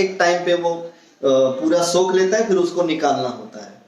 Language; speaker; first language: Hindi; non-native, local second language; Marathi